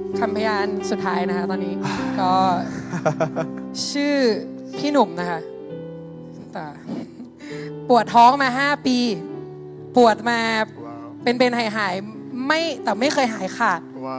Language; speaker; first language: Thai; native; Thai